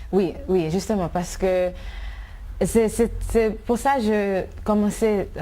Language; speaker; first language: French; non-native, fluent; English